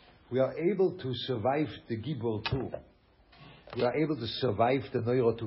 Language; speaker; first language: English; non-native, fluent; German